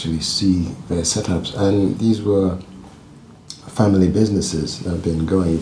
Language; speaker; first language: English; non-native, local second language; Ganda